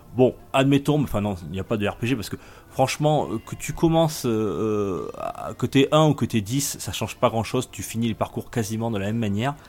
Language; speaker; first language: French; native; French